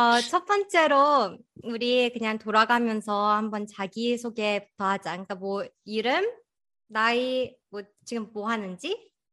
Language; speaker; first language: Korean; early bilingual, heritage; Korean